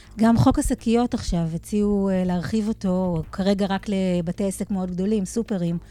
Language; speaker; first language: Hebrew; native; Hebrew